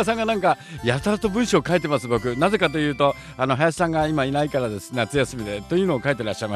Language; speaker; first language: Japanese; native; Japanese